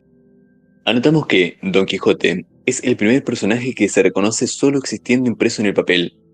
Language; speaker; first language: Spanish; native; Spanish